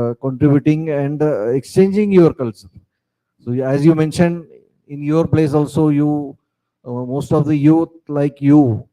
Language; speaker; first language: English; non-native, local second language; Marathi